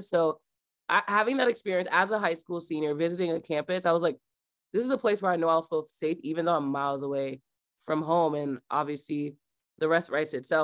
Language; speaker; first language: English; native; English